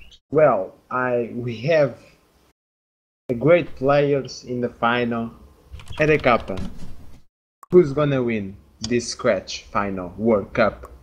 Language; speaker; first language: English; non-native, learner; Portuguese